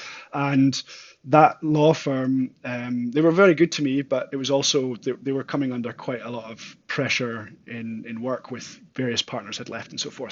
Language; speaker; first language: English; native; English